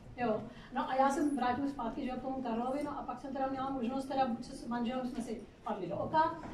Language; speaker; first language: Czech; non-native, fluent; Hindi